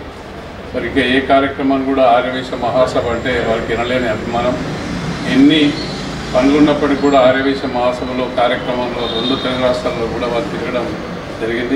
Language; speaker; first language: Telugu; native; Telugu